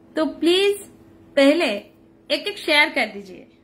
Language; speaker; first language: Hindi; non-native, local second language; Odia